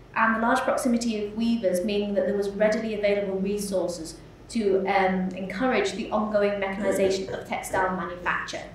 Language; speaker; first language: English; native; English